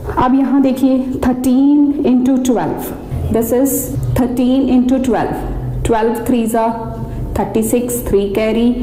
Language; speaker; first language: Hindi; non-native, local second language; Punjabi